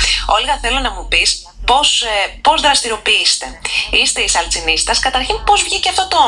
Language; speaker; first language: Greek; native; Greek